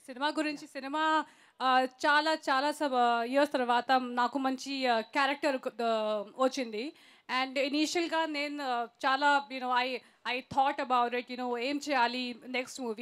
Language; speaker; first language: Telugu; non-native, learner; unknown